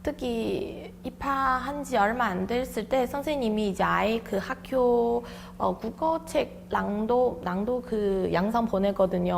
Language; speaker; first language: Korean; non-native, fluent; Chinese